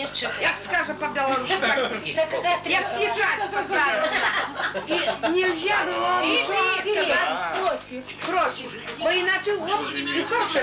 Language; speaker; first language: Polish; non-native, local second language; Belarusian